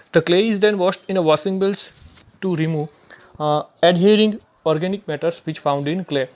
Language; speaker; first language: English; non-native, local second language; Gujarati